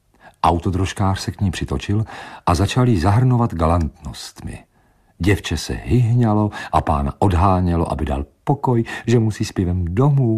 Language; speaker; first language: Czech; native; Czech